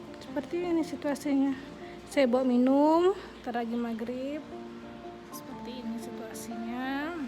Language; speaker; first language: Indonesian; native; Indonesian